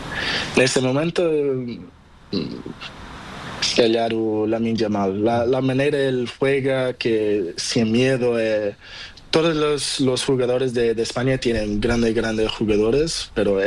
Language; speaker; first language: Spanish; non-native, learner; Portuguese